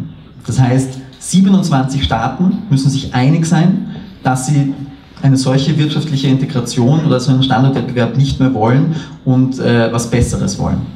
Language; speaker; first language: German; native; German